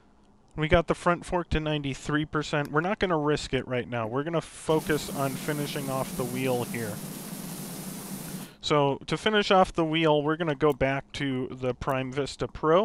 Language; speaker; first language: English; native; English